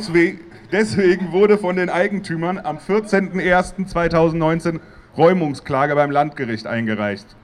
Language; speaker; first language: German; native; German